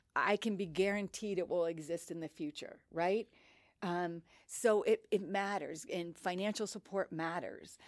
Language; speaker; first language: English; native; English